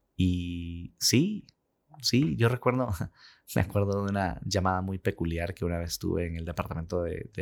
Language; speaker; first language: Spanish; native; Spanish